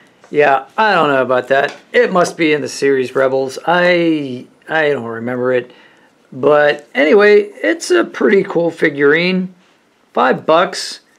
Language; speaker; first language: English; native; English